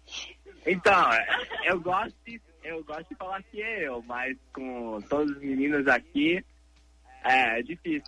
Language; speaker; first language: Portuguese; early bilingual, heritage; English